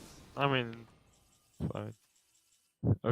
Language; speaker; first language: English; non-native, learner; Slovenian